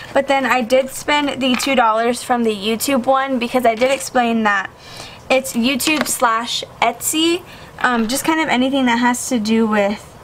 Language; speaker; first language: English; native; English